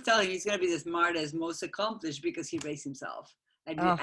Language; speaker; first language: English; non-native, fluent; Spanish